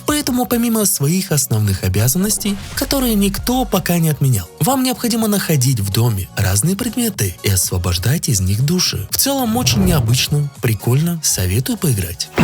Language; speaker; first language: Russian; native; Russian